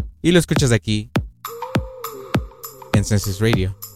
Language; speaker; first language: Spanish; native; Spanish